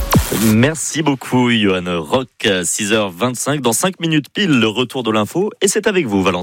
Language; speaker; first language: French; native; French